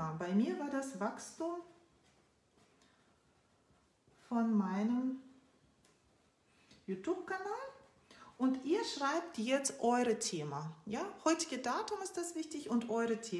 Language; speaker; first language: German; non-native, fluent; Russian